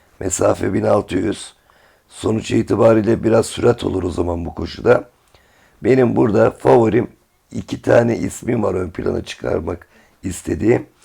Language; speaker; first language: Turkish; native; Turkish